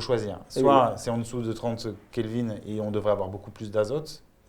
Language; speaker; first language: French; native; French